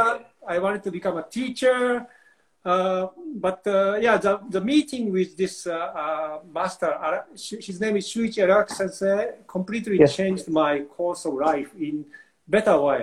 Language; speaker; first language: English; non-native, fluent; Japanese